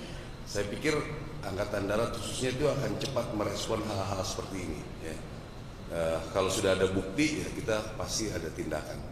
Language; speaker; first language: Indonesian; native; Indonesian